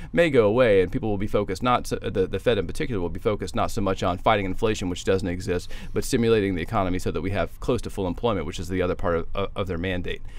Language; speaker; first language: English; native; English